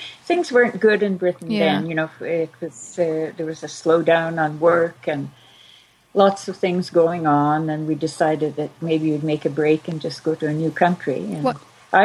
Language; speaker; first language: English; native; English